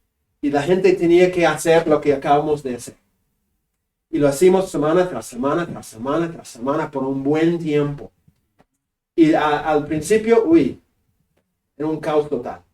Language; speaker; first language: Spanish; non-native, fluent; English